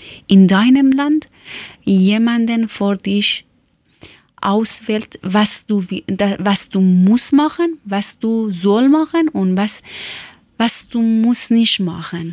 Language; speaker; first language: German; non-native, learner; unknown